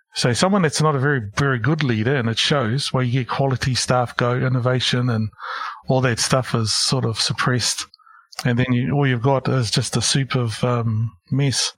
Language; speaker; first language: English; native; English